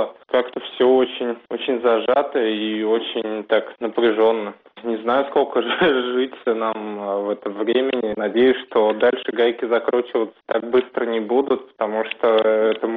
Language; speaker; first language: Russian; native; Russian